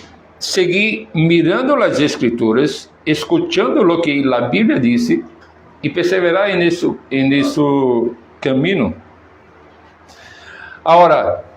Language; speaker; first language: Spanish; non-native, fluent; Portuguese